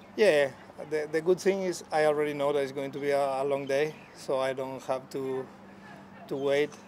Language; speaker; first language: English; non-native, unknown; Spanish